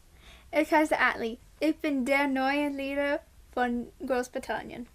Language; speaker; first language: German; non-native, learner; English